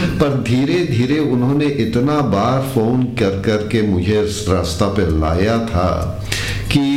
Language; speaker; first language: Hindi; early bilingual, heritage; Hindi